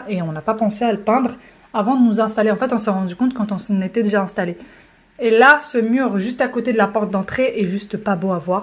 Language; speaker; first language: French; native; French